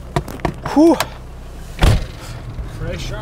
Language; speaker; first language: English; non-native, learner; Latvian